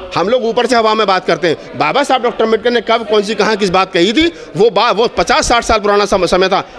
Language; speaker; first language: Hindi; native; Hindi